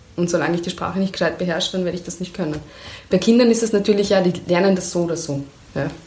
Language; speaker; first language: German; early bilingual, other home language; Persian